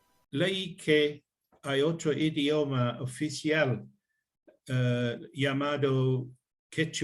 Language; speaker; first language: Spanish; non-native, learner; English